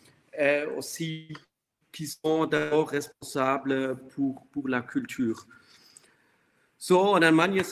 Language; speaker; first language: French; non-native, fluent; German